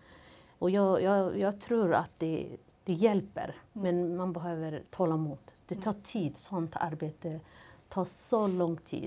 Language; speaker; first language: Swedish; non-native, fluent; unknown